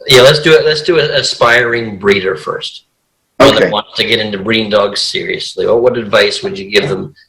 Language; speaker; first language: English; native; English